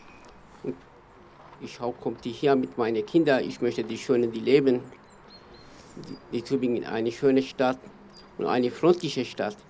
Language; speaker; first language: German; non-native, learner; Kurdish